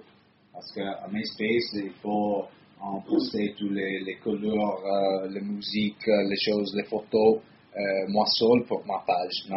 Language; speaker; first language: French; non-native, fluent; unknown